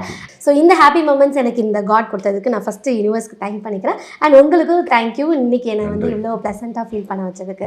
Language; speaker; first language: Tamil; native; Tamil